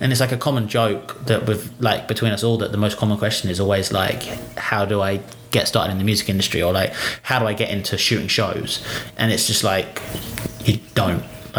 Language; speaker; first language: English; native; English